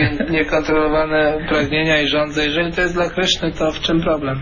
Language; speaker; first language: Polish; native; Polish